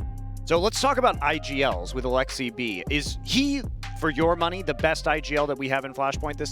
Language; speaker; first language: English; native; English